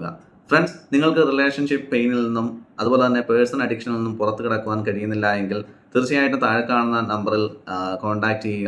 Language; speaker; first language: Malayalam; native; Malayalam